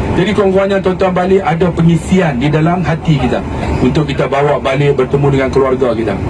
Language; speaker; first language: Malay; native; Malay